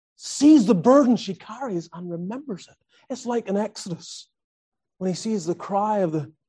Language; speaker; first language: English; native; English